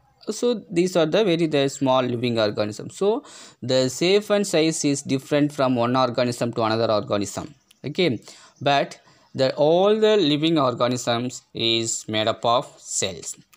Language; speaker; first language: English; non-native, local second language; Tamil